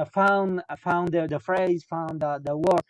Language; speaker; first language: English; non-native, learner; Spanish